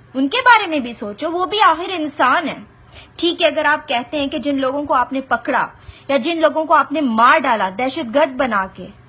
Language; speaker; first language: Urdu; non-native, local second language; Punjabi